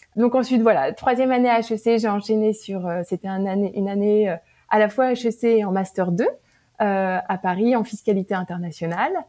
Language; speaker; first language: French; native; French